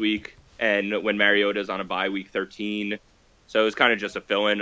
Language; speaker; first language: English; native; English